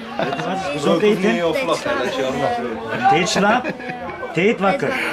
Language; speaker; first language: Dutch; non-native, learner; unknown